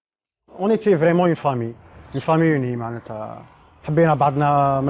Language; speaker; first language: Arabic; native; Arabic